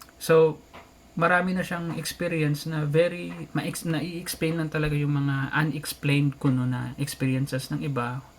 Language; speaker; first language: Filipino; non-native, local second language; Cebuano